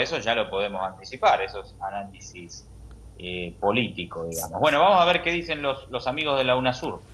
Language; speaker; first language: Spanish; native; Spanish